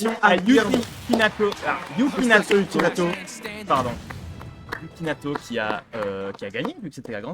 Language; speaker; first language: French; native; French